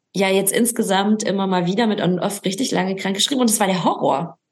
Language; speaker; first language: German; native; German